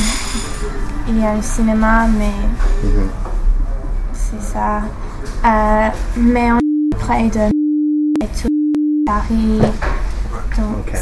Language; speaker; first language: French; non-native, learner; English